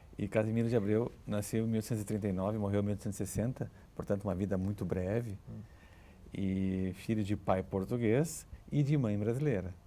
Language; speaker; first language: Portuguese; native; Portuguese